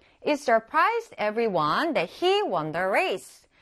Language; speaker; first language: English; non-native, fluent; Korean